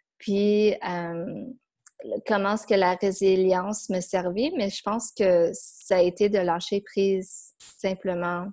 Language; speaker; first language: French; non-native, fluent; English